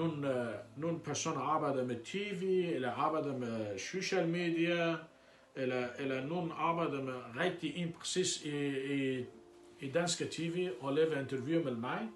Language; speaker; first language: Danish; non-native, learner; Arabic